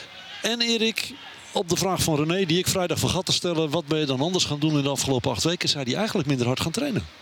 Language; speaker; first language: Dutch; native; Dutch